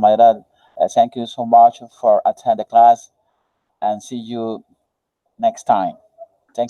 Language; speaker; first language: English; non-native, learner; Spanish